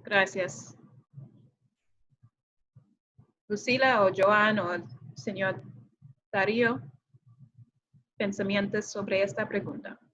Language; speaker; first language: Spanish; non-native, fluent; English